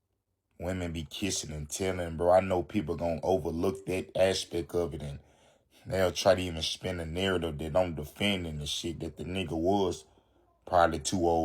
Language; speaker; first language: English; native; English